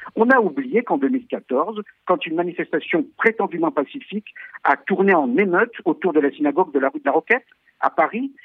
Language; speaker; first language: French; native; French